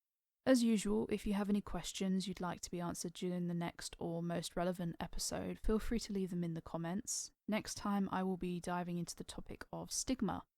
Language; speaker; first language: English; native; English